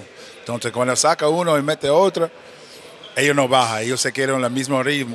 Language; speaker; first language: Spanish; non-native, learner; English